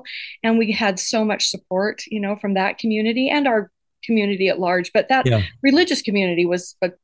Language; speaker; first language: English; native; English